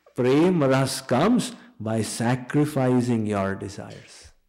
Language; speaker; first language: English; non-native, local second language; Hindi